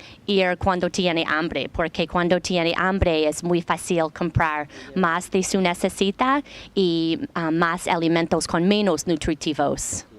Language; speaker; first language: Spanish; non-native, learner; English